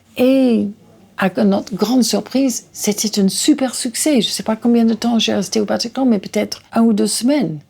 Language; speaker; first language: French; non-native, fluent; English